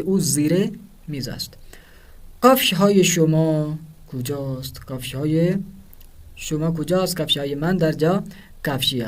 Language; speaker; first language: Persian; non-native, fluent; Urdu